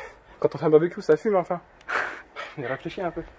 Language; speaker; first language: French; native; French